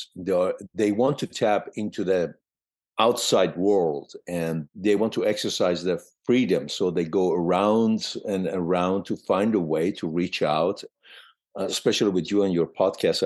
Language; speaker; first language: English; non-native, fluent; Persian